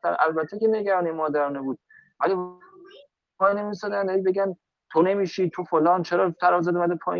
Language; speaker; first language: Persian; native; Persian